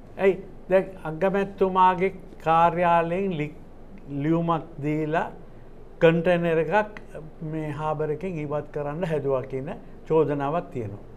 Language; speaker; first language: Sinhala; non-native, local second language; Tamil